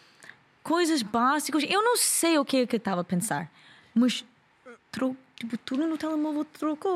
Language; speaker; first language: Portuguese; non-native, learner; English